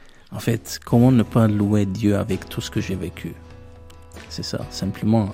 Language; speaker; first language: French; non-native, fluent; Armenian